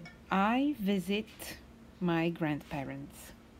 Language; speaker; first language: English; non-native, fluent; Bulgarian